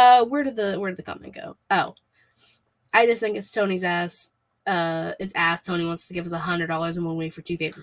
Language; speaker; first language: English; native; English